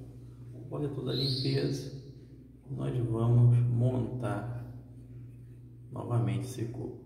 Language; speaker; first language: Portuguese; native; Portuguese